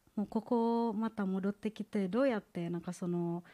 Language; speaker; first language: Japanese; non-native, fluent; Indonesian